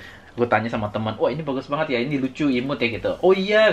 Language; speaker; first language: Indonesian; native; Indonesian